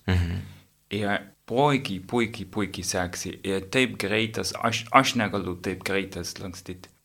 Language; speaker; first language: Lithuanian; non-native, learner; English